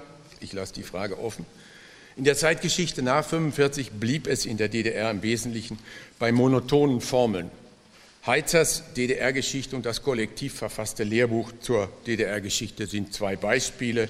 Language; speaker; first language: German; native; German